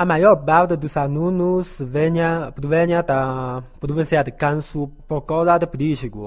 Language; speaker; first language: Portuguese; non-native, learner; Chinese